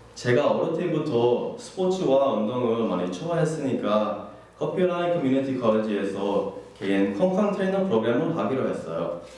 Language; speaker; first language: Korean; non-native, fluent; English